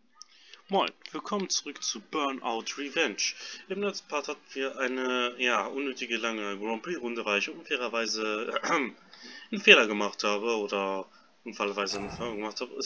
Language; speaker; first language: German; native; German